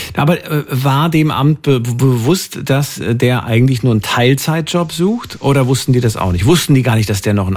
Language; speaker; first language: German; native; German